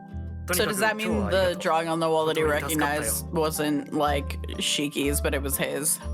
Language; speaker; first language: English; native; English